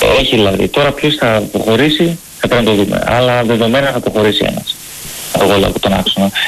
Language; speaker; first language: Greek; native; Greek